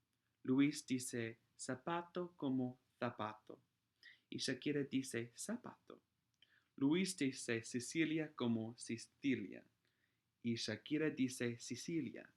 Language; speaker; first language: Spanish; non-native, fluent; English